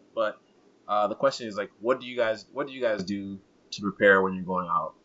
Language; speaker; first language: English; non-native, local second language; Kinyarwanda